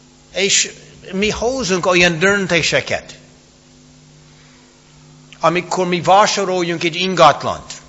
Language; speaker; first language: Hungarian; non-native, fluent; English